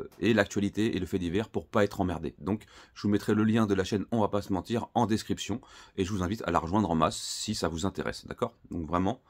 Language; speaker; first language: French; native; French